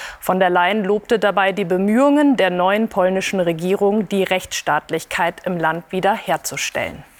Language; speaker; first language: German; native; German